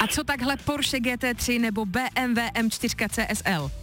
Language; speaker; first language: Czech; native; Czech